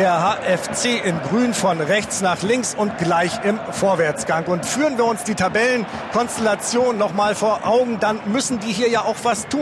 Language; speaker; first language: German; native; German